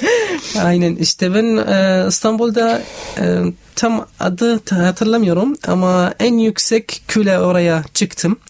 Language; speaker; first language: Turkish; non-native, learner; Arabic